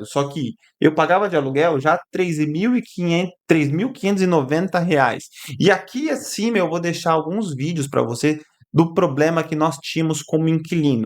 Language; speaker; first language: Portuguese; native; Portuguese